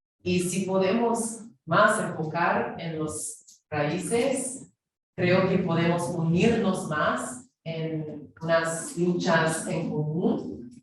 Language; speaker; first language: Spanish; non-native, fluent; English